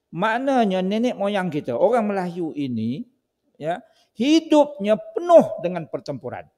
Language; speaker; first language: Malay; native; Malay